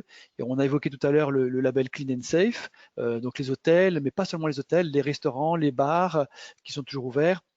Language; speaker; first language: French; native; French